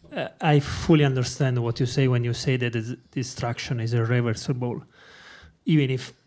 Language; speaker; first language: English; non-native, fluent; Italian